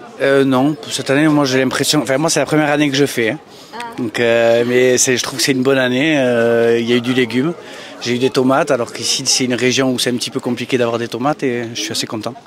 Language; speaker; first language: French; native; French